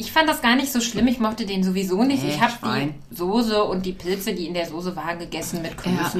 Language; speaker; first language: German; native; German